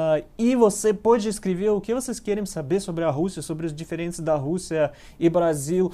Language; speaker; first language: Portuguese; non-native, learner; Russian